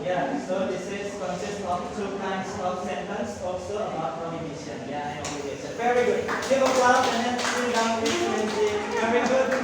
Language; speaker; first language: English; non-native, learner; Indonesian